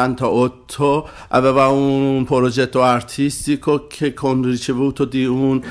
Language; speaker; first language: Italian; non-native, learner; Persian